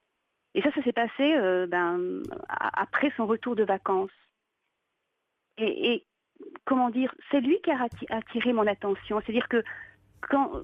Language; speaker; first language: French; native; French